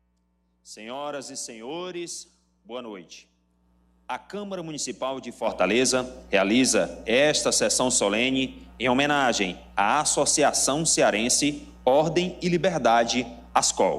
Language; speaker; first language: Portuguese; native; Portuguese